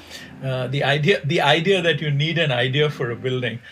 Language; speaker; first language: English; non-native, local second language; Hindi